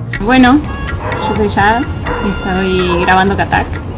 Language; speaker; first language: Spanish; native; Spanish